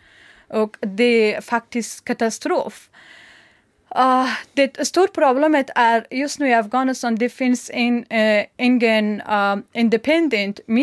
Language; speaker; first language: Swedish; non-native, learner; Persian